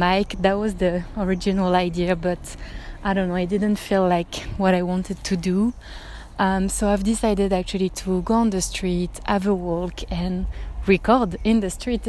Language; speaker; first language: English; non-native, fluent; French